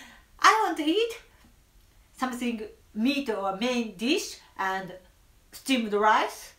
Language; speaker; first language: English; non-native, learner; Japanese